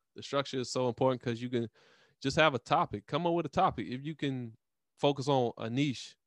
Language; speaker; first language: English; native; English